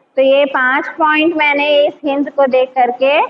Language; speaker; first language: Hindi; non-native, local second language; Telugu